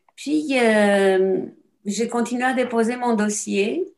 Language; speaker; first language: French; non-native, fluent; Romanian